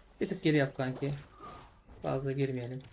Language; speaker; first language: Turkish; native; Turkish